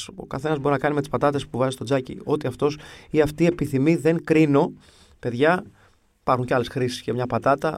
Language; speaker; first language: Greek; early bilingual, other home language; English